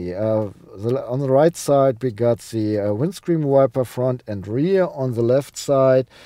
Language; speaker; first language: English; non-native, fluent; German